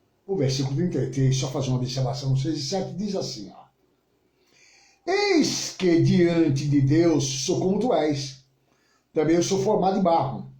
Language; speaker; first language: Portuguese; native; Portuguese